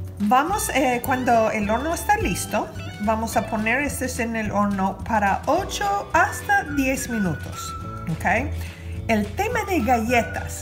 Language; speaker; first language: Spanish; non-native, fluent; English